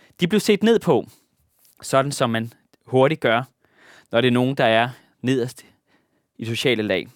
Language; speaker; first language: Danish; native; Danish